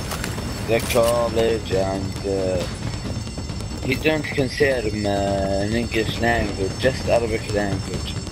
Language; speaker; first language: English; non-native, learner; Arabic